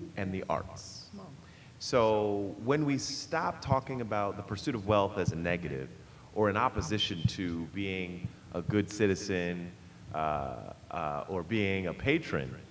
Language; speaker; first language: English; native; English